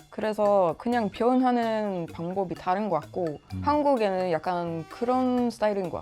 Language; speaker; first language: Korean; non-native, fluent; Swedish